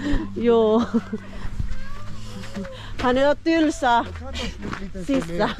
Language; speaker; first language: Finnish; non-native, learner; Filipino